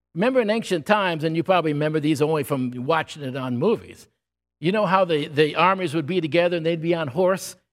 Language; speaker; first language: English; native; English